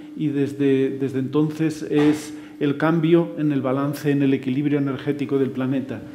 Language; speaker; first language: Spanish; native; Spanish